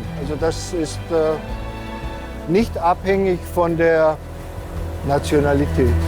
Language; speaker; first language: German; non-native, local second language; Hungarian